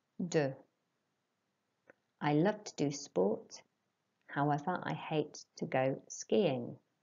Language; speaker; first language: English; native; English